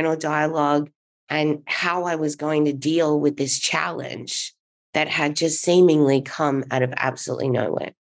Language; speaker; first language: English; native; English